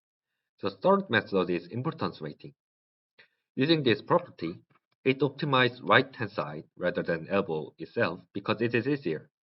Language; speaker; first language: English; non-native, learner; Korean